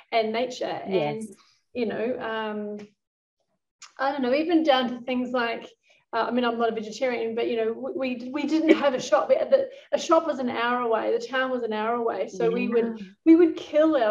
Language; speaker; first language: English; native; English